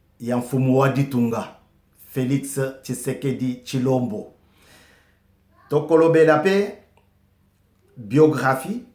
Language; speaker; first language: Lingala; non-native, local second language; Luba-Lulua